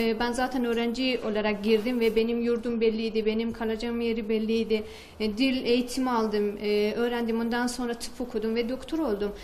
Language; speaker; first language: Turkish; non-native, fluent; Persian